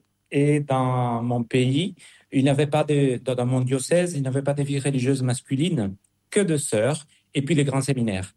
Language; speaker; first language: French; non-native, fluent; Spanish